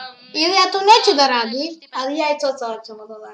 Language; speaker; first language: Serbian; early bilingual, heritage; Serbian